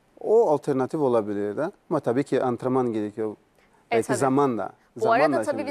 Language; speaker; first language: Turkish; non-native, learner; Portuguese